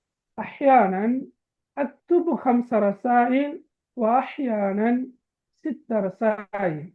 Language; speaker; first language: Arabic; non-native, fluent; Tamil